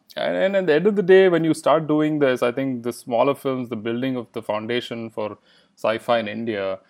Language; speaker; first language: English; non-native, local second language; Kannada